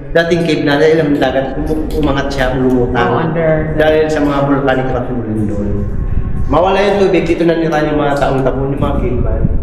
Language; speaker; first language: Filipino; non-native, local second language; Bikol